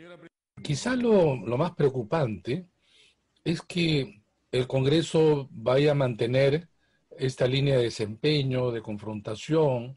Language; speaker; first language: Spanish; native; Spanish